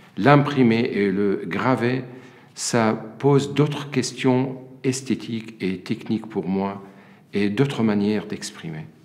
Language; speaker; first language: French; non-native, fluent; Arabic